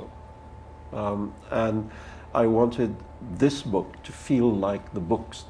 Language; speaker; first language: English; non-native, local second language; Urdu